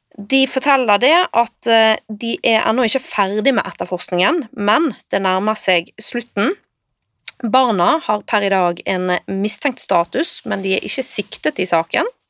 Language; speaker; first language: Norwegian; native; Norwegian